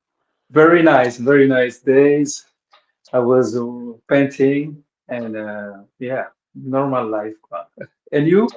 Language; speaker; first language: English; non-native, local second language; Wolof